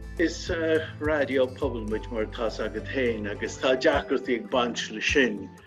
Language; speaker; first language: Irish; non-native, local second language; English